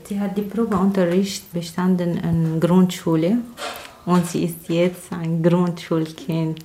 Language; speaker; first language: German; non-native, learner; Arabic